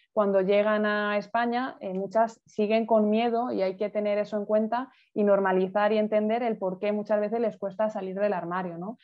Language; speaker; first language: Spanish; native; Spanish